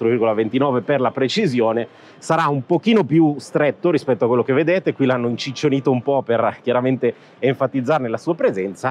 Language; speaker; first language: Italian; native; Italian